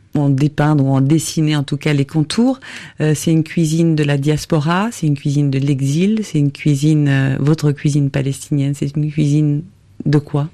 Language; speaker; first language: French; native; French